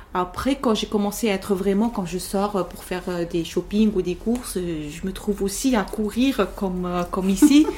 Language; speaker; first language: French; non-native, local second language; Arabic